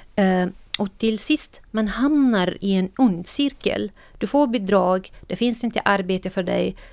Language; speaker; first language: Swedish; non-native, fluent; Arabic